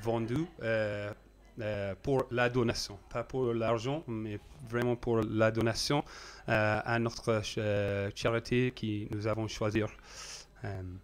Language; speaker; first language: French; non-native, learner; English